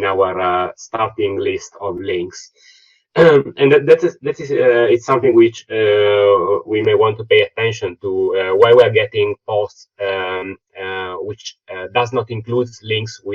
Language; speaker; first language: English; non-native, fluent; Italian